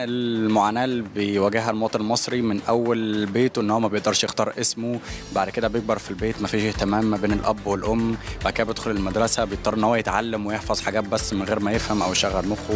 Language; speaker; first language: Arabic; native; Arabic